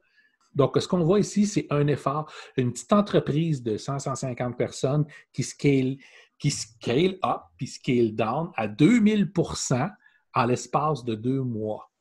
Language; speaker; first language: French; native; French